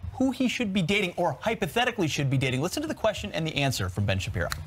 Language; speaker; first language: English; native; English